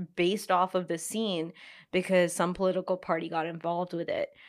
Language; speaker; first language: English; early bilingual, other home language; Hindi